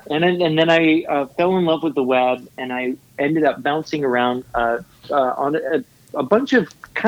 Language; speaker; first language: English; native; English